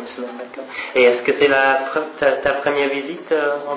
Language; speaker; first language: French; non-native, fluent; English